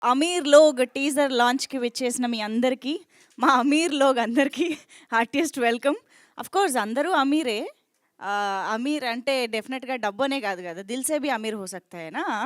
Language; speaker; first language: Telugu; native; Telugu